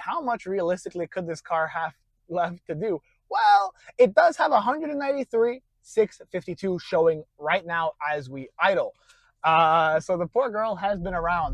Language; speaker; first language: English; native; English